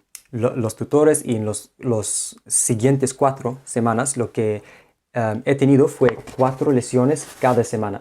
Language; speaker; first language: Spanish; non-native, fluent; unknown